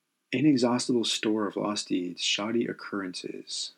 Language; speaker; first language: English; native; English